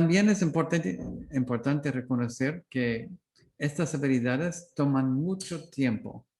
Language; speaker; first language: Spanish; non-native, learner; English